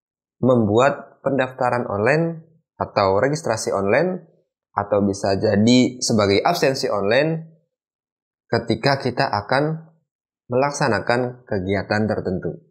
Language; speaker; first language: Indonesian; native; Indonesian